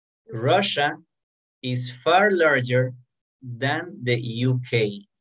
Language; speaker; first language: English; non-native, fluent; Spanish